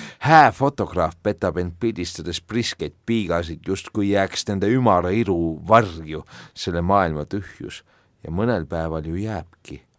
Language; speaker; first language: Estonian; native; Estonian